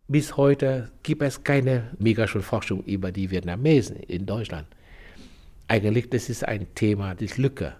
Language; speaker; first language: German; non-native, fluent; Vietnamese